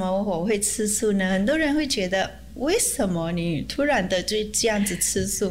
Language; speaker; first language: Chinese; non-native, fluent; Indonesian